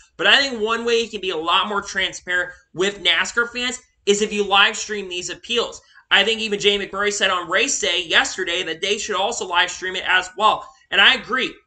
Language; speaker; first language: English; native; English